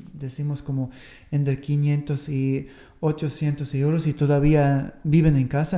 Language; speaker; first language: Spanish; non-native, fluent; German